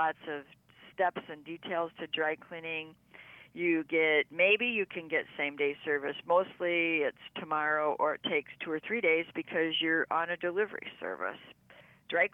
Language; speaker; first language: English; native; English